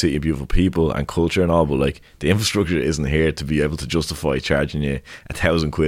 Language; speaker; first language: English; native; English